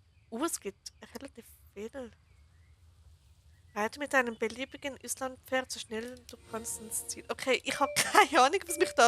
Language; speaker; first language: German; native; German